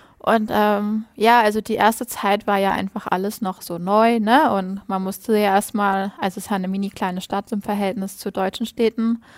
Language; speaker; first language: German; native; German